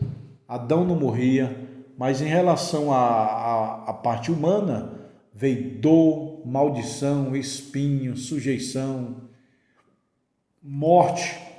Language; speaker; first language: Portuguese; native; Portuguese